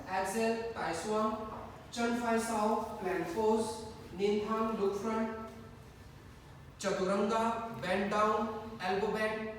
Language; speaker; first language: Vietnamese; non-native, learner; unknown